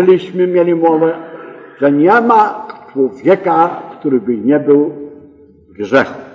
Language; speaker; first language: Polish; native; Polish